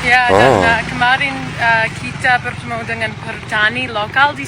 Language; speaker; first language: Indonesian; non-native, learner; English